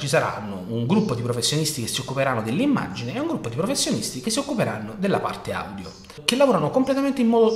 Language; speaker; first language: Italian; native; Italian